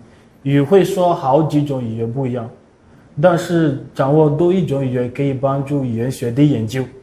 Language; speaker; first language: Chinese; non-native, learner; Ewe